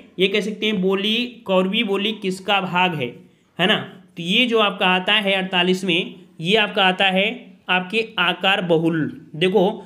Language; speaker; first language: Hindi; native; Hindi